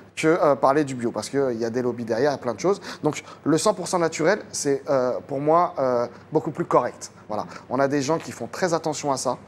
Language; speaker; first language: French; native; French